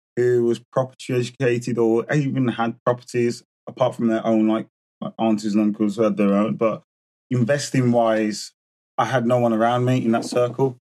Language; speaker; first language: English; native; English